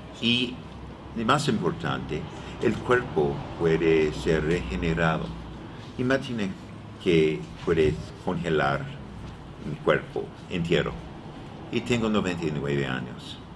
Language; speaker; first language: Spanish; non-native, learner; English